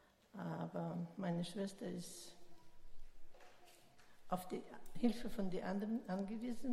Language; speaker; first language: German; non-native, local second language; Russian